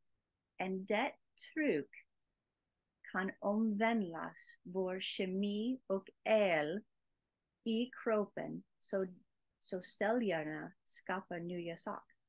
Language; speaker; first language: Swedish; non-native, learner; English